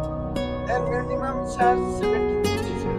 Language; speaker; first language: Filipino; non-native, learner; Bangla